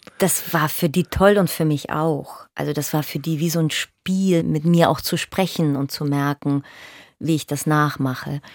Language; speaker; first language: German; early bilingual, other home language; Russian